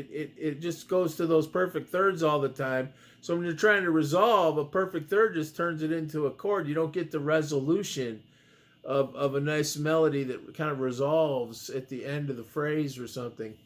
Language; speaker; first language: English; native; English